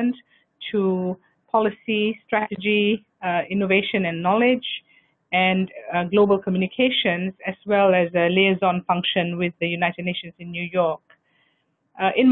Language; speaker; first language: English; non-native, local second language; Malay